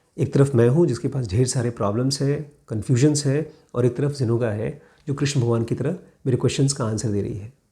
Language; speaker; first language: Hindi; native; Hindi